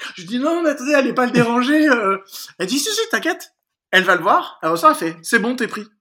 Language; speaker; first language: French; native; French